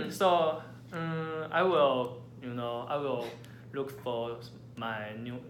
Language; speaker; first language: English; non-native, learner; Chinese